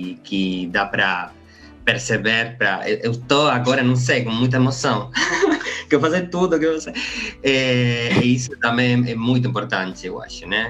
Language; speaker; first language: Portuguese; non-native, learner; Spanish